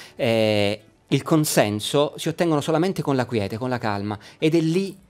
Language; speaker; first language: Italian; native; Italian